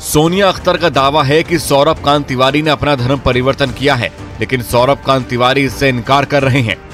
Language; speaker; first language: Hindi; native; Hindi